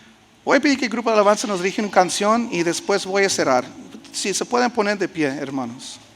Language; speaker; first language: Spanish; early bilingual, heritage; Spanish